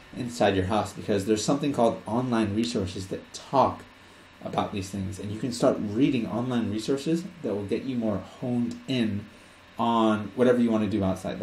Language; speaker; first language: English; native; English